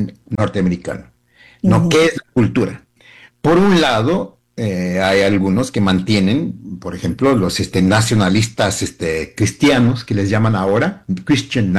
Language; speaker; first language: Spanish; early bilingual, heritage; Spanish